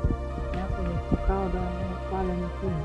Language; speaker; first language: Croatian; non-native, learner; Portuguese